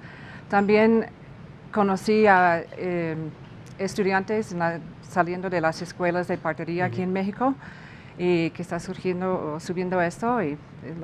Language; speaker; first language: Spanish; non-native, fluent; English